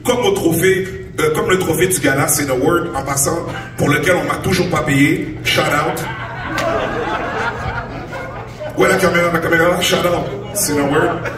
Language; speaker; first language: French; native; French